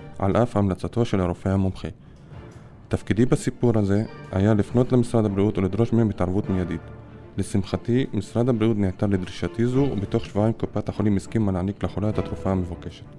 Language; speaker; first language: Hebrew; non-native, local second language; Arabic